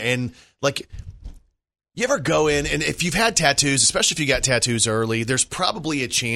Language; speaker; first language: English; native; English